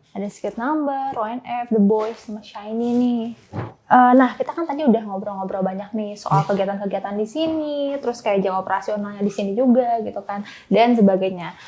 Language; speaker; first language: Indonesian; native; Indonesian